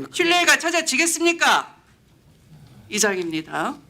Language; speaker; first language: Korean; native; Korean